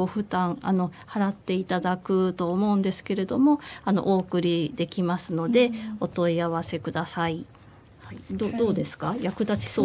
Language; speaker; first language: Japanese; native; Japanese